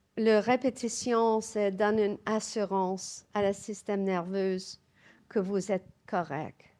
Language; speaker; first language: French; non-native, learner; English